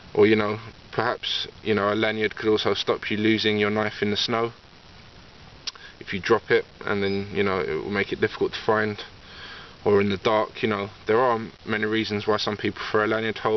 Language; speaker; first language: English; native; English